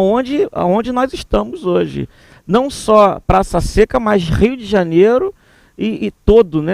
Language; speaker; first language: Portuguese; native; Portuguese